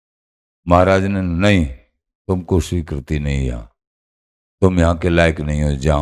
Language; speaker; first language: Hindi; native; Hindi